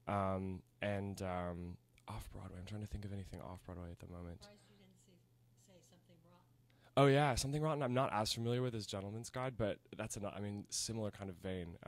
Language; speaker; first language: English; native; English